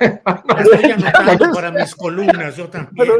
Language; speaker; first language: Spanish; native; Spanish